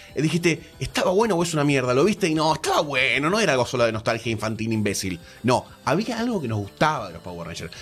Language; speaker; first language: Spanish; native; Spanish